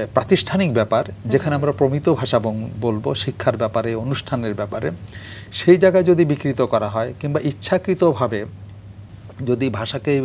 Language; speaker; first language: Bangla; native; Bangla